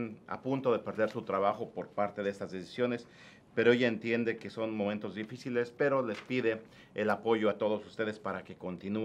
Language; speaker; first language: Spanish; native; Spanish